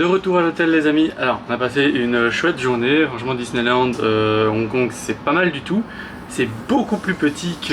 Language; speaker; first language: French; native; French